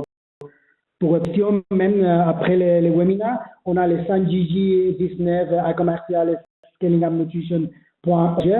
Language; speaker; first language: French; non-native, learner; Spanish